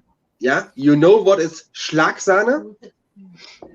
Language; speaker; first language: English; non-native, learner; German